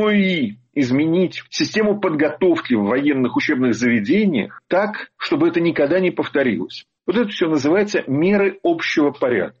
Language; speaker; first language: Russian; native; Russian